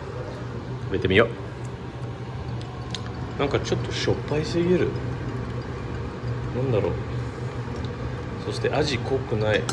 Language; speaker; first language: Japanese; non-native, fluent; French